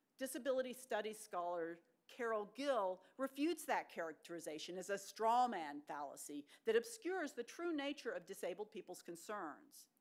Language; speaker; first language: English; native; English